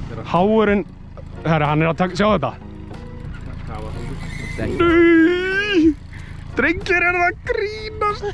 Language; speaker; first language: Icelandic; native; Icelandic